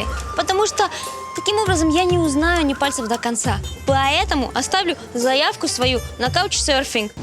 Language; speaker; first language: Russian; native; Russian